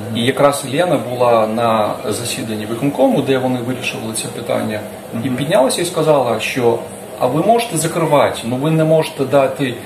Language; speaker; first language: Ukrainian; non-native, local second language; Russian